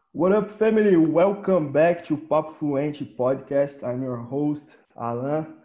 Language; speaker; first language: English; non-native, fluent; Portuguese